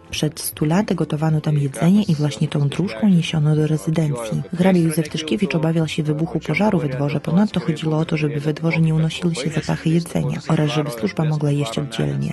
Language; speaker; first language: Polish; native; Polish